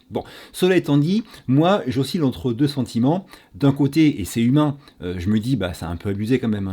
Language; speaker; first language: French; native; French